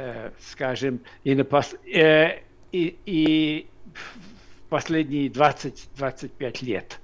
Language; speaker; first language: Russian; non-native, fluent; Hungarian